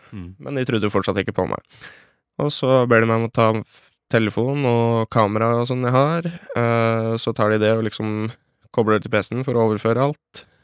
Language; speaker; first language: Norwegian; native; Norwegian